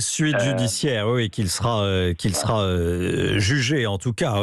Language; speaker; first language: French; native; French